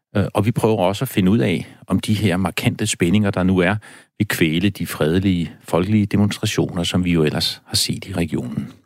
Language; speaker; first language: Danish; native; Danish